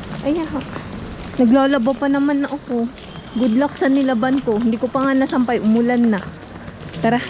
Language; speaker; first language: Filipino; native; Filipino